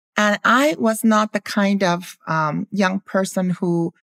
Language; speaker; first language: English; early bilingual, other home language; Spanish